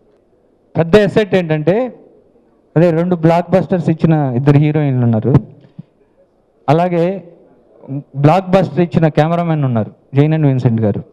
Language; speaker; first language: Telugu; native; Telugu